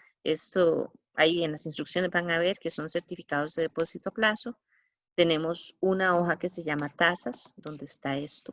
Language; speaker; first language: Spanish; native; Spanish